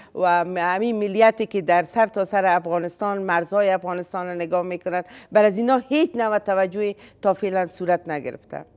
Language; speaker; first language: Persian; non-native, local second language; Baluchi